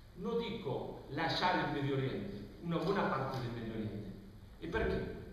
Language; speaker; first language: Italian; non-native, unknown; Spanish